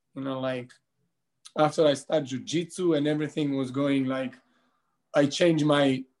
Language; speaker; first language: English; non-native, fluent; Albanian